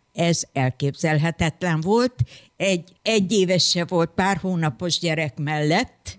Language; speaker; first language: Hungarian; native; Hungarian